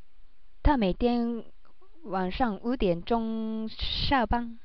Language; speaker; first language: Chinese; non-native, learner; Japanese